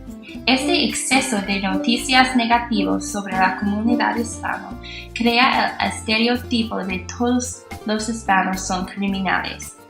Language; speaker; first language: Spanish; non-native, learner; English